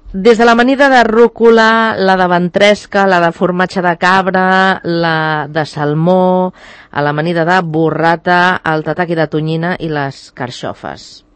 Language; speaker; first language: Catalan; native; Catalan